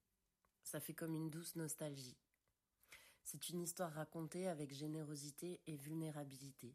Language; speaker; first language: French; native; French